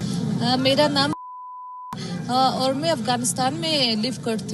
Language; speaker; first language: Hindi; non-native, fluent; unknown